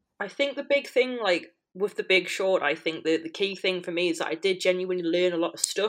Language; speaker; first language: English; native; English